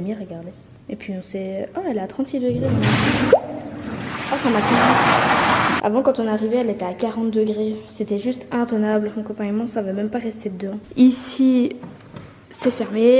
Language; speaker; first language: French; native; French